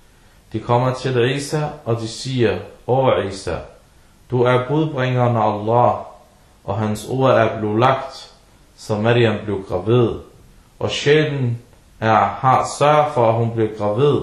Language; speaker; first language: Danish; early bilingual, other home language; Arabic